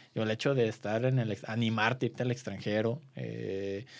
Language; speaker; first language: Spanish; native; Spanish